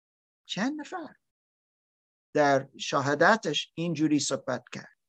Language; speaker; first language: Persian; non-native, learner; English